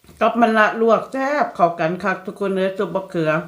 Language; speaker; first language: Thai; non-native, local second language; Lao